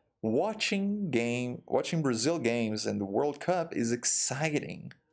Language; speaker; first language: English; non-native, fluent; Portuguese